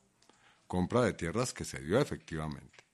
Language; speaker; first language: Spanish; native; Spanish